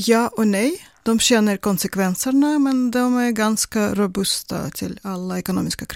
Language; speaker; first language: Swedish; non-native, fluent; Russian